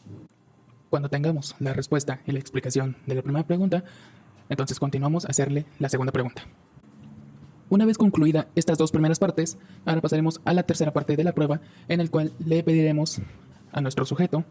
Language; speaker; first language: Spanish; native; Spanish